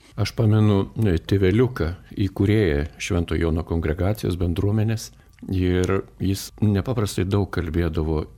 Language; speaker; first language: Lithuanian; native; Lithuanian